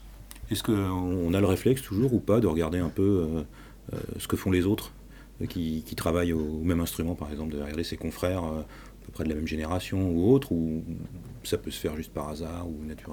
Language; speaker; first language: French; native; French